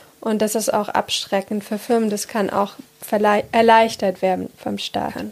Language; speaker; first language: German; native; German